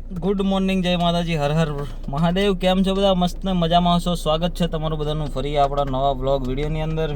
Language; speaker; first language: Gujarati; non-native, local second language; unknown